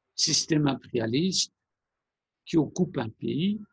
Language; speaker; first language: French; non-native, fluent; Persian